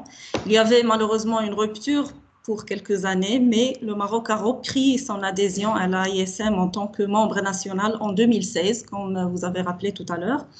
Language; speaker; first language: French; non-native, local second language; Arabic